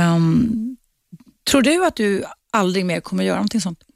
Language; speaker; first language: Swedish; native; Swedish